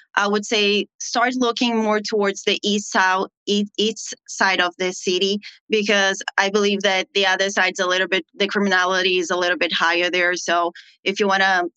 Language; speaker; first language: English; non-native, fluent; Portuguese